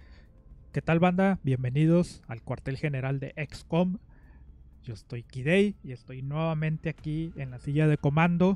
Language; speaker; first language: Spanish; native; Spanish